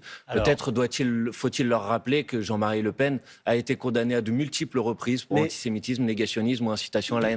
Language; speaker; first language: French; native; French